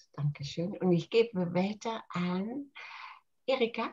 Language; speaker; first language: German; non-native, fluent; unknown